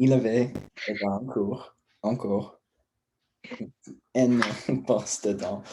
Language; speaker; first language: French; non-native, learner; English